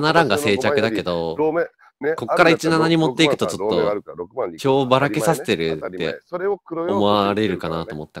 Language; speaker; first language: Japanese; native; Japanese